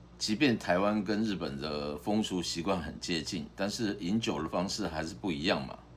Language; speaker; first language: Chinese; native; Chinese